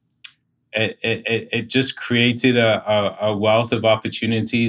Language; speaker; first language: English; native; English